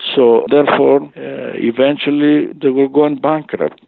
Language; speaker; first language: English; non-native, fluent; Greek